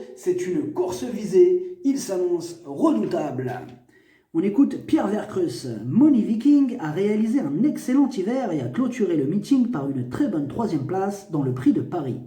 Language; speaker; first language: French; native; French